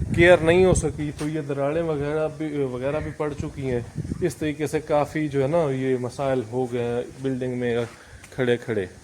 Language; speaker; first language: Urdu; non-native, local second language; Punjabi